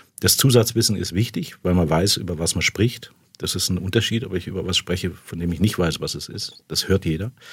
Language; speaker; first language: German; native; German